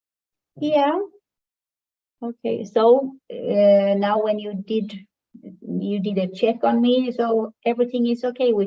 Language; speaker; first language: English; non-native, fluent; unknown